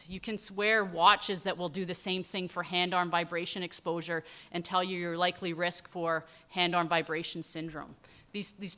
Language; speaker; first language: English; native; English